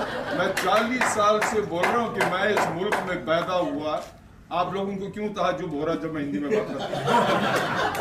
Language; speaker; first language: Hindi; early bilingual, other home language; English